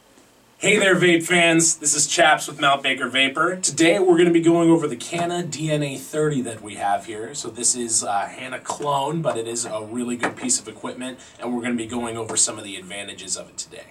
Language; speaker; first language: English; native; English